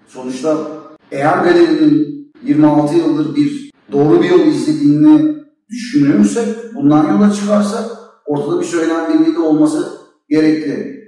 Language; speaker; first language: Turkish; native; Turkish